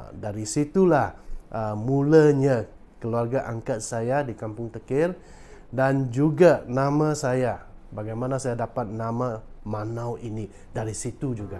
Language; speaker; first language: Malay; non-native, local second language; Chinese